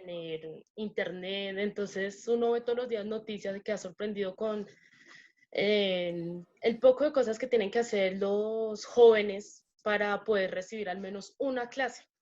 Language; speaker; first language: Spanish; native; Spanish